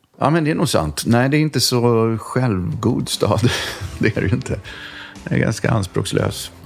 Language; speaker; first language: Swedish; native; Swedish